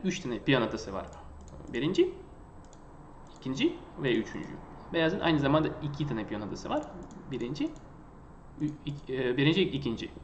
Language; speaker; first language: Turkish; non-native, fluent; Russian